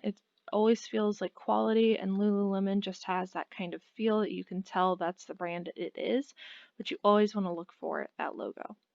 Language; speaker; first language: English; native; English